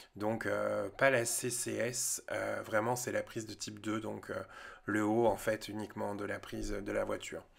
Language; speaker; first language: French; native; French